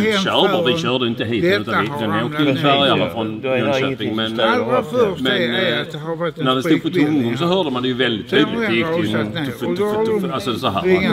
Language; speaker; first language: Swedish; native; Swedish